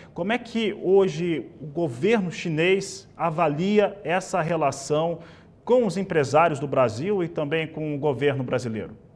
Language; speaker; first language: Portuguese; native; Portuguese